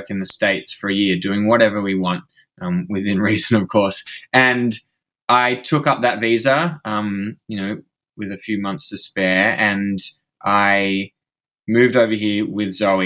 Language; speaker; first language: English; native; English